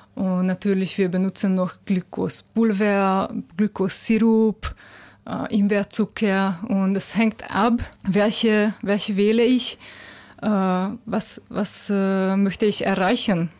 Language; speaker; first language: German; non-native, fluent; Hungarian